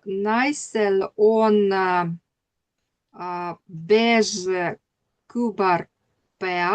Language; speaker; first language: Estonian; non-native, learner; Russian